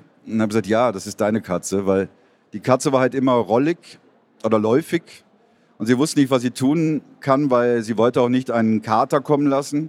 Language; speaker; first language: German; native; German